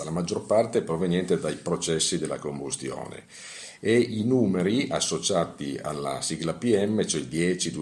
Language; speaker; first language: Italian; native; Italian